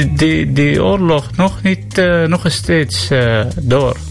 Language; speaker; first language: Dutch; non-native, learner; Arabic